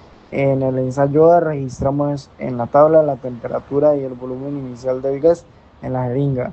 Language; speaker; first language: Spanish; native; Spanish